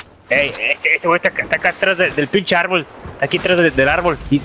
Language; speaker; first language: Spanish; early bilingual, heritage; Spanish